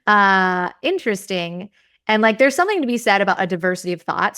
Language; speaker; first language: English; native; English